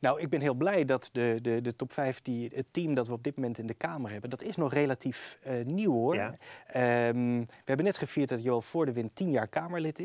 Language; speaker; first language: Dutch; native; Dutch